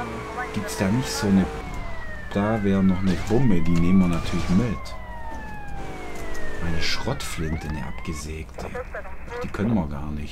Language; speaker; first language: German; native; German